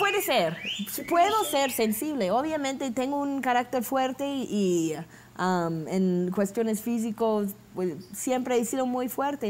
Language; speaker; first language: Spanish; non-native, fluent; English